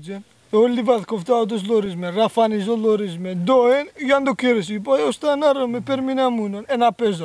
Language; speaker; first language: Turkish; native; Turkish